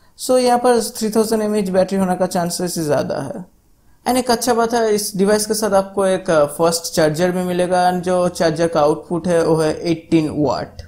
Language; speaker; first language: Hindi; non-native, local second language; Bangla